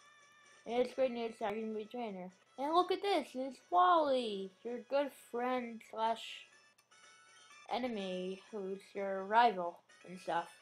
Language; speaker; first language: English; native; English